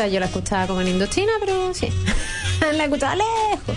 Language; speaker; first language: Spanish; native; Spanish